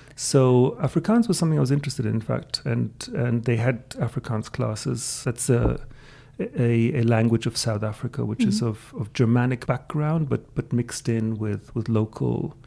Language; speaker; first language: English; non-native, fluent; German